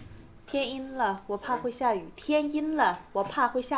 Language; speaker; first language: Chinese; non-native, fluent; English